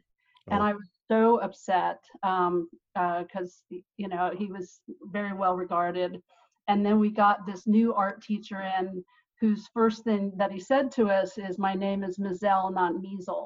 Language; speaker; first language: English; native; English